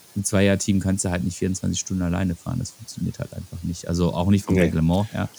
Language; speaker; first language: German; native; German